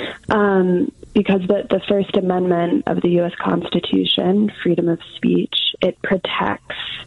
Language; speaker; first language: English; native; English